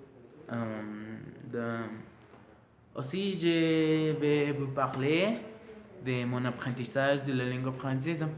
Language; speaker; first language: French; non-native, learner; Spanish